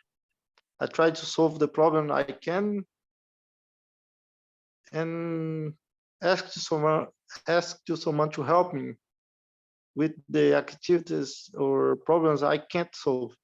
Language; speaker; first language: English; non-native, learner; Portuguese